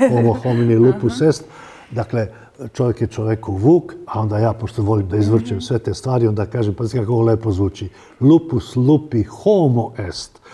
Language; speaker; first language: Serbian; native; Serbian